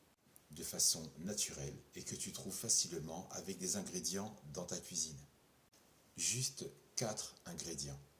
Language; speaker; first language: French; native; French